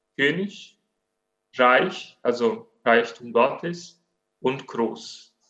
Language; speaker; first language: German; non-native, fluent; Portuguese